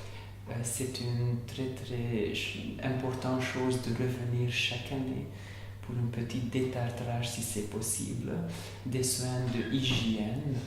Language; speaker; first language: French; non-native, learner; Hungarian